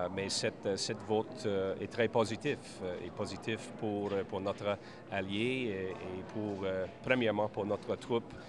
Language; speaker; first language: French; non-native, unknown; English